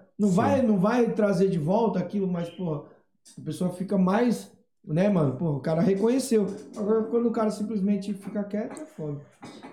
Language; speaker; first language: Portuguese; native; Portuguese